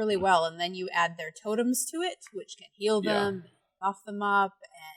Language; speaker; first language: English; native; English